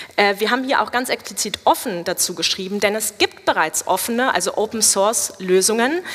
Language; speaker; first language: German; native; German